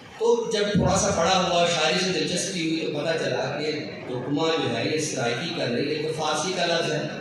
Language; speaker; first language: Urdu; non-native, local second language; Saraiki